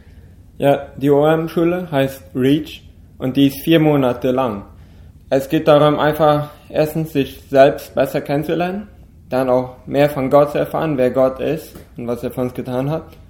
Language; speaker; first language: German; non-native, local second language; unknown